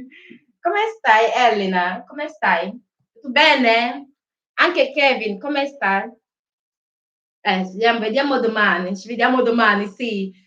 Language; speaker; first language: Italian; non-native, learner; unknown